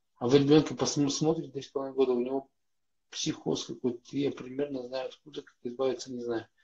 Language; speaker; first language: Russian; native; Russian